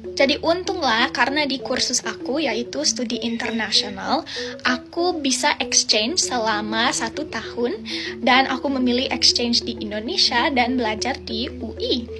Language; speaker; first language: Indonesian; non-native, fluent; English